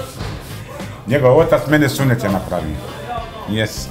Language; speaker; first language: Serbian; non-native, learner; Macedonian